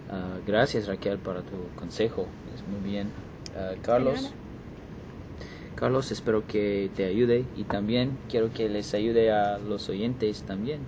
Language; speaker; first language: Spanish; non-native, learner; English